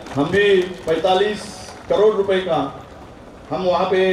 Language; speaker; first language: Hindi; non-native, local second language; Marathi